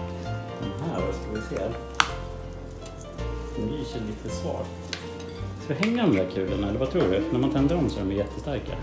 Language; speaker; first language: Swedish; native; Swedish